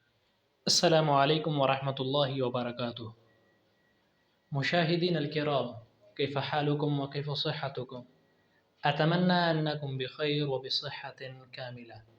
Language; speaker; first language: Arabic; non-native, fluent; Urdu